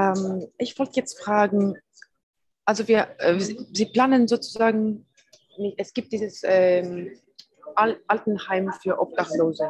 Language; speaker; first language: German; non-native, fluent; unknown